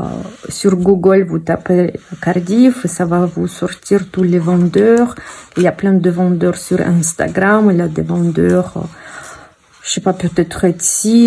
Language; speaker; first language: French; non-native, fluent; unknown